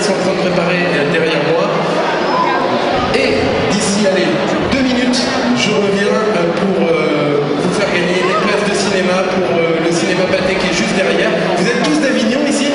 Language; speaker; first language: French; native; French